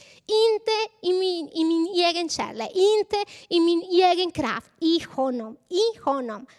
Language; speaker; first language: Swedish; non-native, fluent; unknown